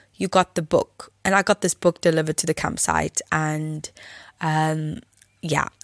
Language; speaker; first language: English; native; English